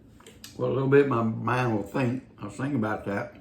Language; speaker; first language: English; native; English